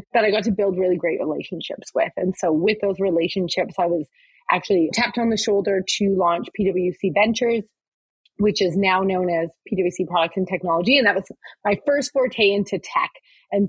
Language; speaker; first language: English; native; English